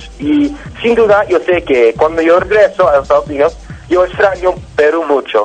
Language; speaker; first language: Spanish; non-native, learner; English